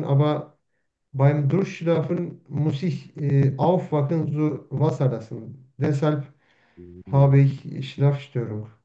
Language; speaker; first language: German; non-native, learner; Turkish